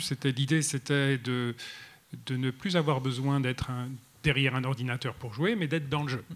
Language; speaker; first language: French; native; French